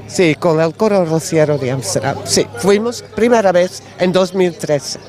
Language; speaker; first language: Spanish; non-native, learner; Dutch